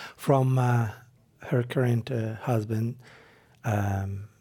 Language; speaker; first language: English; non-native, fluent; Arabic